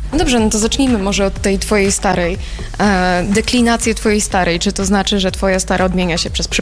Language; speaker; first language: Polish; native; Polish